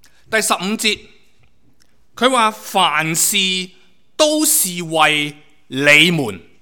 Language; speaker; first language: Cantonese; native; Cantonese